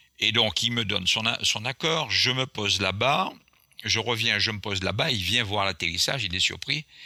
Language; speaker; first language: French; non-native, local second language; Guadeloupean Creole French